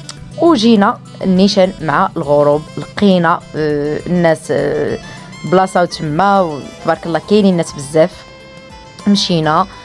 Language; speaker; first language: Arabic; native; Arabic